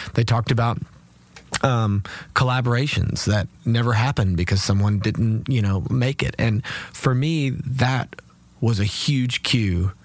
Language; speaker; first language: English; native; English